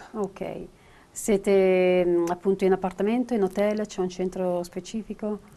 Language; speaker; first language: Italian; native; Italian